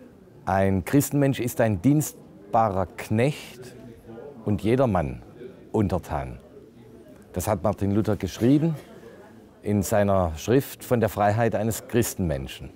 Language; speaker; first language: German; native; German